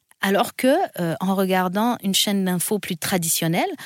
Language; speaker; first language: French; native; French